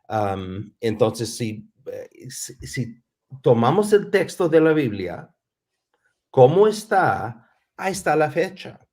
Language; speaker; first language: Spanish; non-native, fluent; English